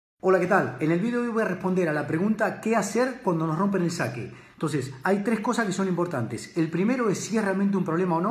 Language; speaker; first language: Spanish; native; Spanish